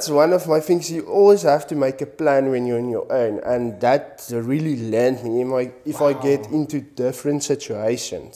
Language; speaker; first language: English; non-native, local second language; Afrikaans